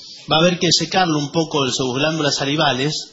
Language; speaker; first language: Spanish; native; Spanish